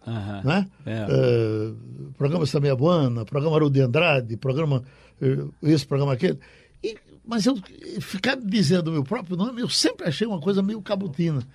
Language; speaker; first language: Portuguese; native; Portuguese